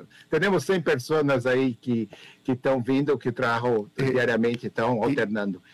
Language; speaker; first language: Spanish; non-native, learner; Portuguese